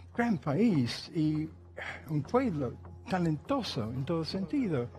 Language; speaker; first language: Spanish; non-native, fluent; English